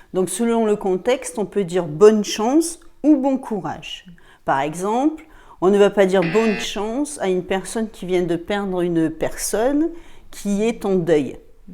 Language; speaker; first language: French; native; French